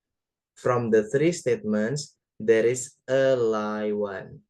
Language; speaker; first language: English; non-native, fluent; Indonesian